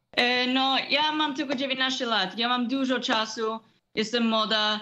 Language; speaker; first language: Polish; early bilingual, heritage; Polish